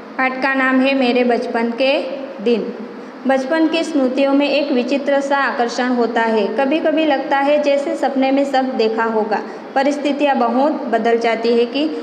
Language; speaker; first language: Hindi; non-native, local second language; Gujarati